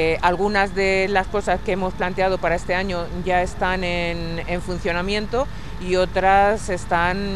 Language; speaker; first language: Spanish; native; Spanish